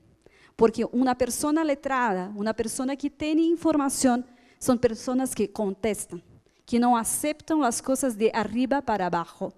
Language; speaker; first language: Spanish; non-native, fluent; Portuguese